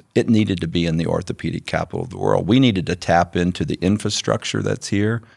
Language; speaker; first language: English; native; English